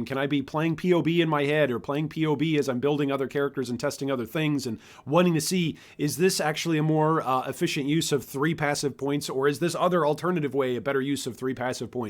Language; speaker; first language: English; native; English